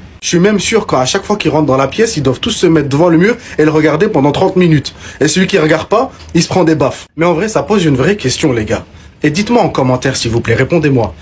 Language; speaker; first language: French; native; French